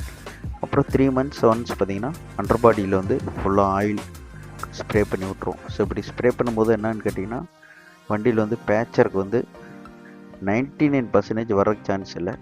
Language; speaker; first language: Tamil; native; Tamil